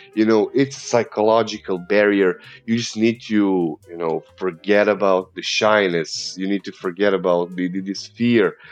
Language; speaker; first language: English; non-native, fluent; Serbian